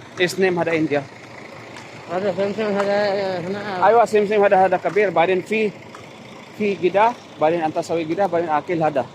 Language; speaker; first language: Arabic; non-native, learner; Filipino